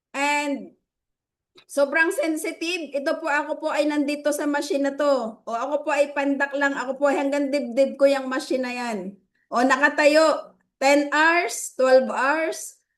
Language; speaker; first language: Filipino; native; Filipino